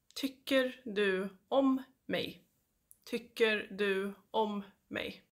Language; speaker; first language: Turkish; non-native, learner; Swedish